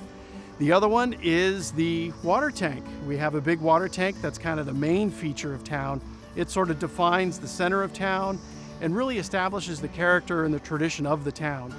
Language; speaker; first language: English; native; English